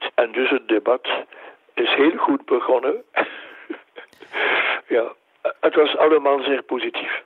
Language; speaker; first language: Dutch; non-native, local second language; French